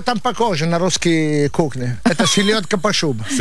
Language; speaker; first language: Russian; non-native, learner; Italian